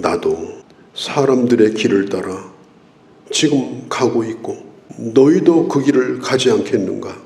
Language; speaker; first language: Korean; native; Korean